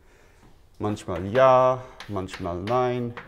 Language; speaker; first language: German; non-native, fluent; English